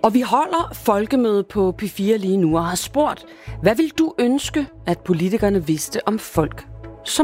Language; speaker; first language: Danish; native; Danish